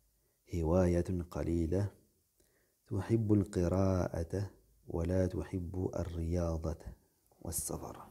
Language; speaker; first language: Arabic; non-native, fluent; French